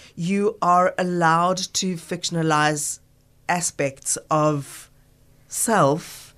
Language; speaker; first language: English; native; English